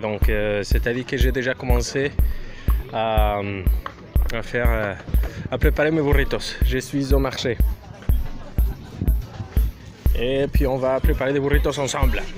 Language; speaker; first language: French; non-native, fluent; Spanish